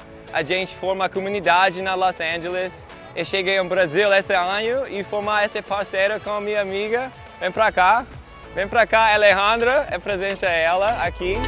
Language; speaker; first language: Portuguese; non-native, learner; English